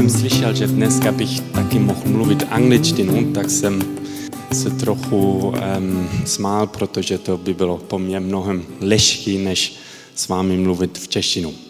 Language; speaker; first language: Czech; early bilingual, heritage; Czech